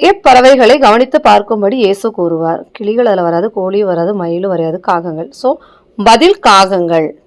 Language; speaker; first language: Tamil; native; Tamil